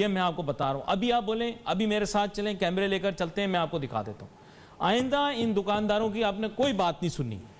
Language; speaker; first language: Urdu; non-native, local second language; Punjabi